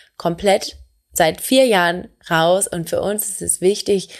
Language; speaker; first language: German; native; German